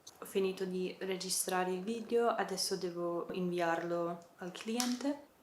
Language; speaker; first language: Italian; non-native, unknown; English